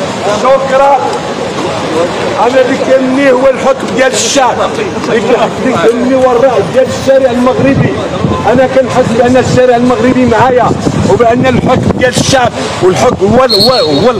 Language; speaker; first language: Arabic; native; Arabic